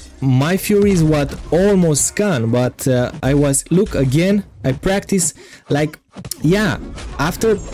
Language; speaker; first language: English; non-native, fluent; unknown